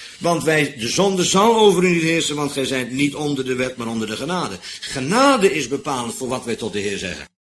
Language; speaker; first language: Dutch; native; Dutch